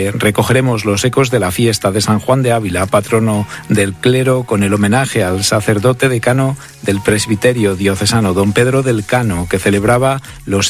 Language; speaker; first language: Spanish; native; Spanish